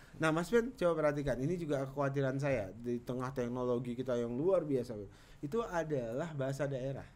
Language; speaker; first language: Indonesian; native; Indonesian